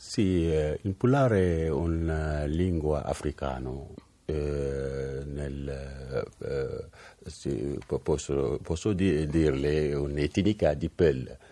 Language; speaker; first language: Italian; non-native, learner; Fula